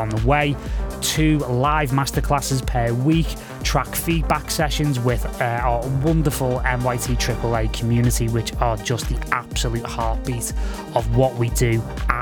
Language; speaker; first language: English; native; English